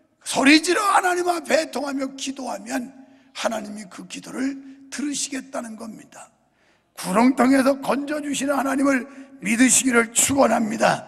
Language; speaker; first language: Korean; native; Korean